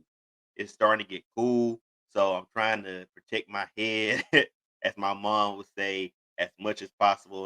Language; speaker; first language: English; native; English